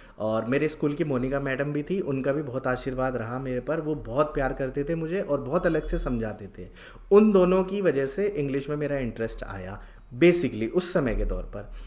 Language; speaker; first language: Hindi; native; Hindi